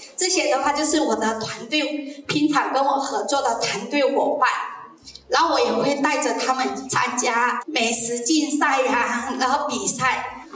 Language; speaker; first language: Chinese; non-native, local second language; Hakka Chinese